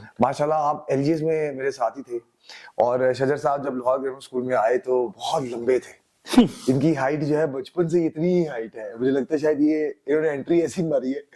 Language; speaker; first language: Urdu; native; Urdu